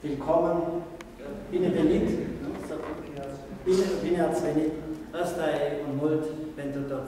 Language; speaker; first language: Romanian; non-native, local second language; German